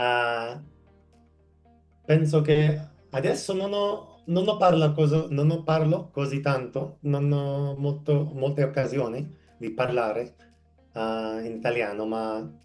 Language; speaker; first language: Italian; non-native, learner; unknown